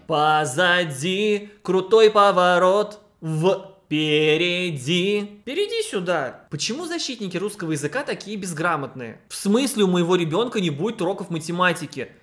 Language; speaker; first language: Russian; native; Russian